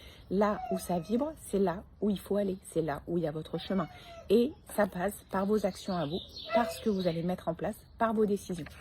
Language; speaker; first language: French; native; French